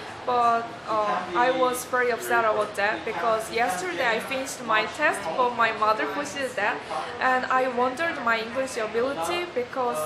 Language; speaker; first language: English; non-native, learner; Korean